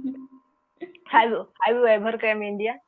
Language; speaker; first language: English; non-native, learner; Odia